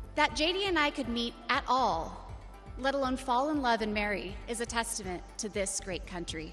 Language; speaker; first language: English; native; English